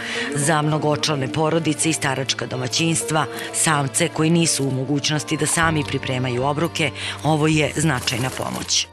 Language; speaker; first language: Serbian; native; Serbian